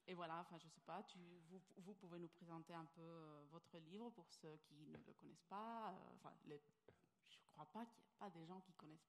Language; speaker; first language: French; non-native, fluent; Spanish